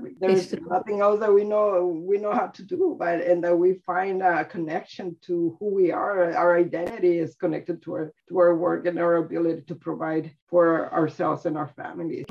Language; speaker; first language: English; early bilingual, other home language; Spanish